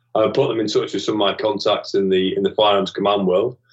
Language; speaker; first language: English; native; English